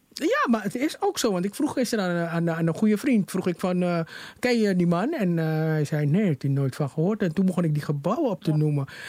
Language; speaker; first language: Dutch; native; Dutch